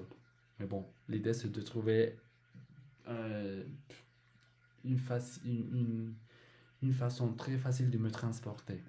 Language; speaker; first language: French; non-native, learner; Spanish